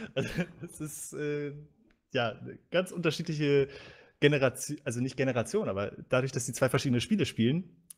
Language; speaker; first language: German; native; German